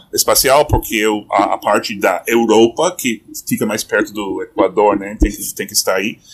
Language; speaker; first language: Portuguese; non-native, fluent; English